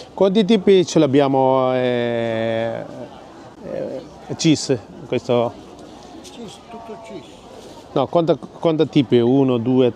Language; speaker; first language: Italian; non-native, learner; Malayalam